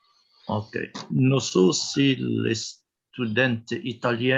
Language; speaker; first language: Italian; non-native, learner; Arabic